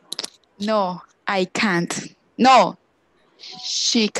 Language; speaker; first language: English; non-native, learner; Spanish